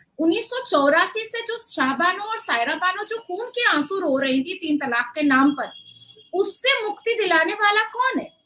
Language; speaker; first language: Hindi; native; Hindi